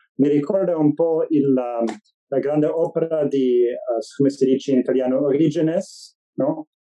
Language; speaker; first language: Italian; non-native, fluent; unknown